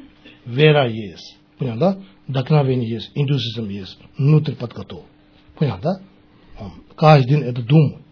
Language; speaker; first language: Russian; non-native, learner; Tibetan